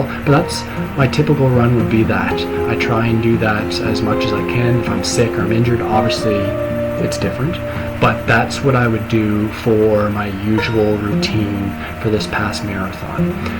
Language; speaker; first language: English; native; English